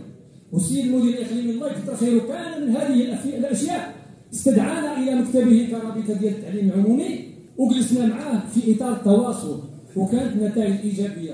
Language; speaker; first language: Arabic; native; Arabic